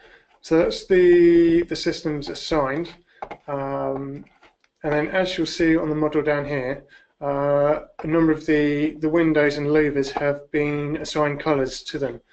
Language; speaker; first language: English; native; English